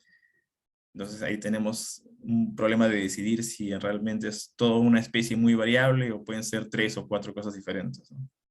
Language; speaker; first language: Spanish; native; Spanish